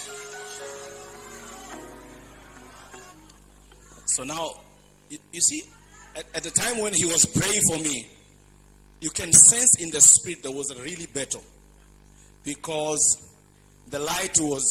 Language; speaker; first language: English; non-native, local second language; Swahili